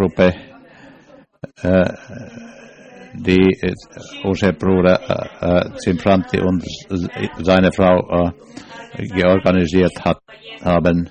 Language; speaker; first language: German; non-native, learner; English